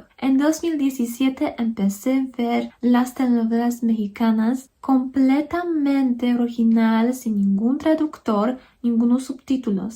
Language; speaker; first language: Spanish; non-native, fluent; Polish